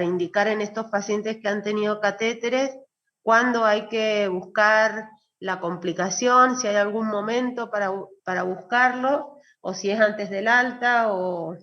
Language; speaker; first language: Spanish; native; Spanish